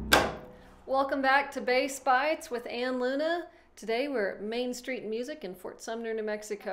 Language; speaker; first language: English; native; English